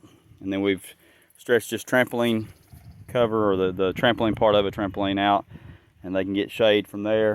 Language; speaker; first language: English; native; English